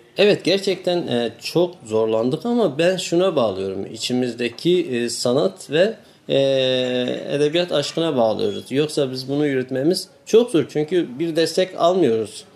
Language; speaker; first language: Turkish; non-native, local second language; Kurdish